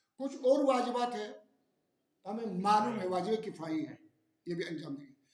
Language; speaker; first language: Urdu; non-native, local second language; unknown